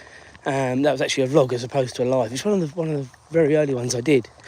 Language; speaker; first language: English; native; English